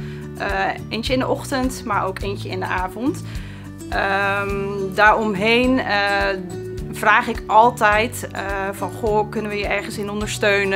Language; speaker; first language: Dutch; native; Dutch